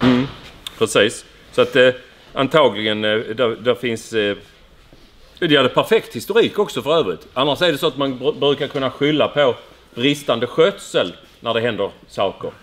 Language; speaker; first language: Swedish; native; Swedish